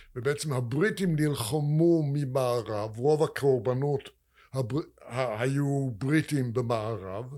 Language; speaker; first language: Hebrew; non-native, fluent; English